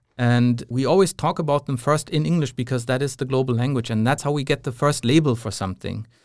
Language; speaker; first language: English; non-native, fluent; German